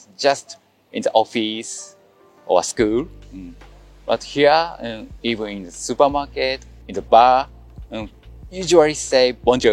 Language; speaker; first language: English; non-native, learner; Japanese